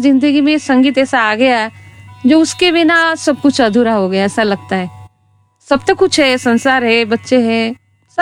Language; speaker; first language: Hindi; non-native, local second language; Odia